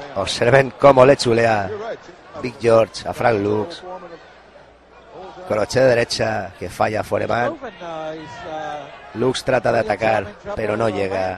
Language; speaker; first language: Spanish; native; Spanish